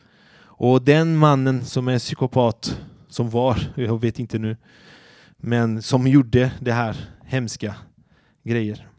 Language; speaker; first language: Swedish; non-native, fluent; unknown